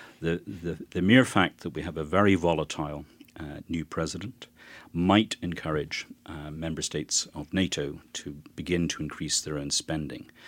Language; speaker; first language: English; native; English